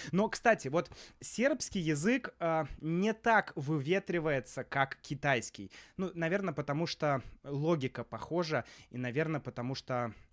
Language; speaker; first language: Russian; native; Russian